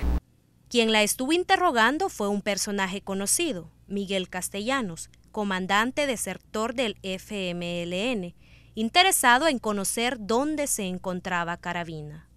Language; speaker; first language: Spanish; native; Spanish